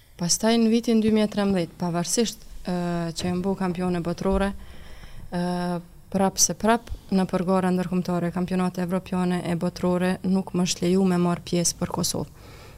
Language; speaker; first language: Albanian; native; Albanian